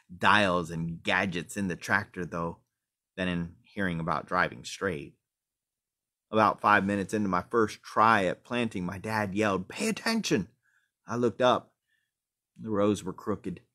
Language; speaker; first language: English; native; English